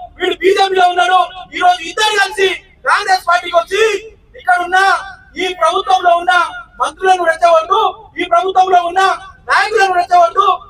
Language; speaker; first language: Telugu; non-native, local second language; Lambadi